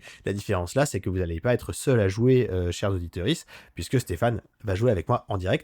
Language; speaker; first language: French; native; French